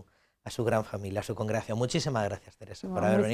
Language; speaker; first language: Spanish; native; Spanish